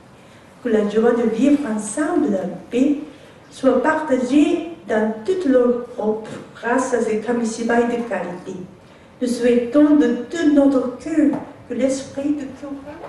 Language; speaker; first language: French; non-native, learner; Japanese